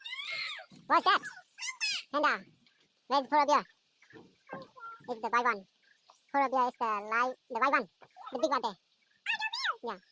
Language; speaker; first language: English; non-native, learner; Vietnamese